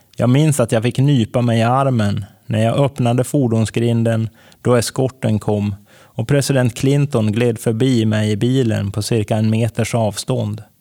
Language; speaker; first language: Swedish; native; Swedish